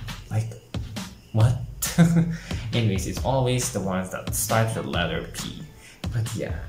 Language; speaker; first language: English; non-native, local second language; Filipino